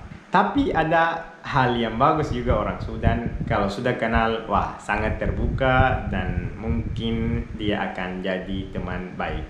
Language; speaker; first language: Indonesian; non-native, fluent; Arabic